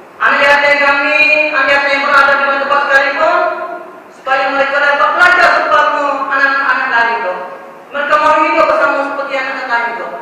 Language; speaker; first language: Malay; native; Malay